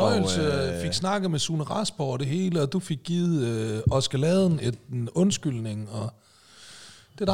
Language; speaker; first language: Danish; native; Danish